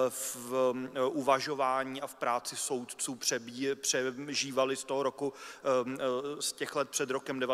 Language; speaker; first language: Czech; native; Czech